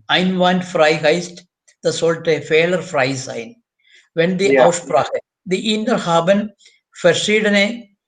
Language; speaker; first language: German; non-native, fluent; Malayalam